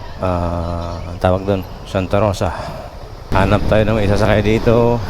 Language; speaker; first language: Filipino; non-native, local second language; Bikol